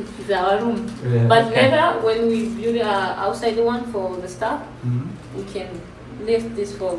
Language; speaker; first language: English; non-native, local second language; Swahili